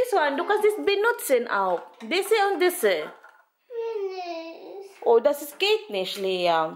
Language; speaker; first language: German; non-native, learner; Filipino